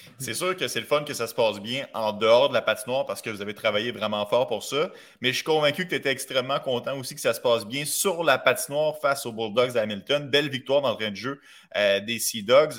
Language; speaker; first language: French; native; French